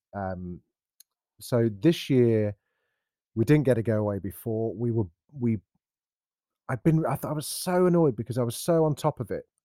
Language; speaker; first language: English; native; English